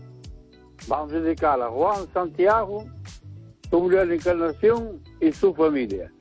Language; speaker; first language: Spanish; non-native, local second language; Galician